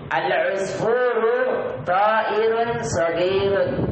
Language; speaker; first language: Arabic; non-native, fluent; Indonesian